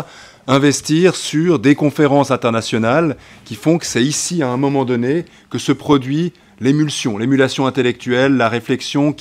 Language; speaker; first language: French; native; French